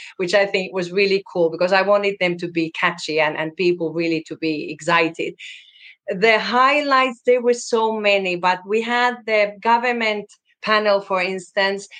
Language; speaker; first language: English; non-native, fluent; Finnish